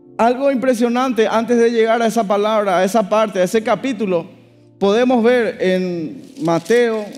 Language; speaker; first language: Spanish; native; Spanish